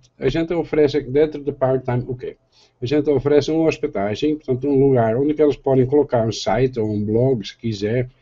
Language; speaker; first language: Portuguese; non-native, fluent; Dutch